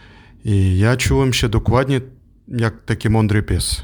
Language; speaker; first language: Polish; non-native, learner; German